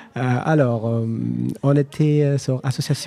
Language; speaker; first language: French; non-native, learner; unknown